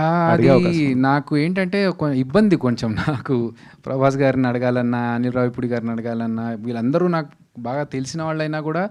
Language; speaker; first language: Telugu; native; Telugu